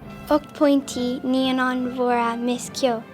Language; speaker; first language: Irish; non-native, local second language; English